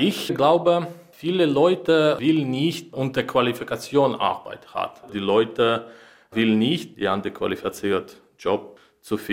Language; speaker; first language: German; non-native, learner; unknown